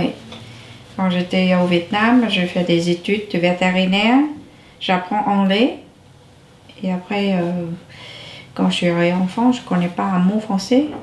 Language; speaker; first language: French; non-native, learner; Vietnamese